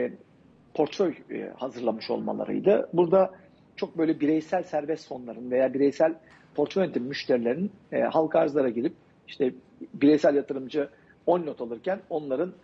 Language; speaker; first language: Turkish; native; Turkish